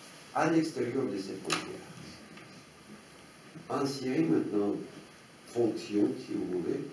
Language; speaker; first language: French; non-native, fluent; Russian